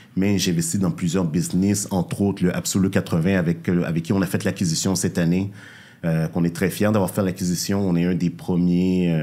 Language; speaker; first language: French; native; French